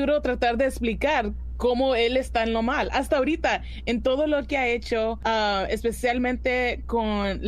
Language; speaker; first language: Spanish; early bilingual, heritage; Spanish